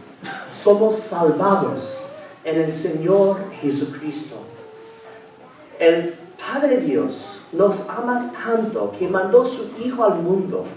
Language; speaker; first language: Spanish; non-native, fluent; English